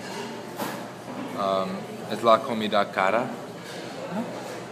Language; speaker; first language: Spanish; non-native, learner; English